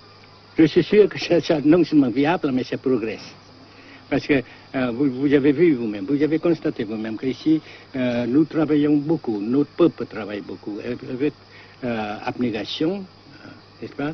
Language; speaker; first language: French; non-native, fluent; Vietnamese